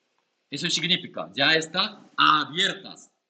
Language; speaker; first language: Spanish; non-native, learner; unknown